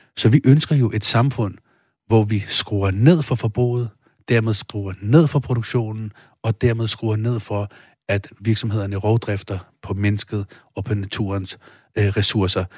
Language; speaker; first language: Danish; early bilingual, other home language; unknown